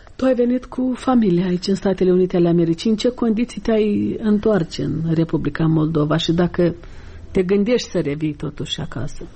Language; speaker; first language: Romanian; native; Romanian